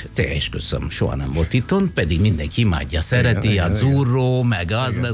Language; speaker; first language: Hungarian; non-native, fluent; Italian